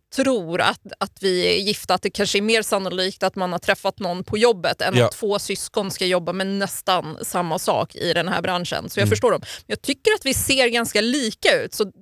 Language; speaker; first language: Swedish; native; Swedish